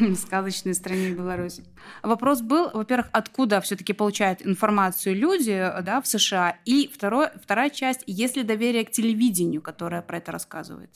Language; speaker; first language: Russian; native; Russian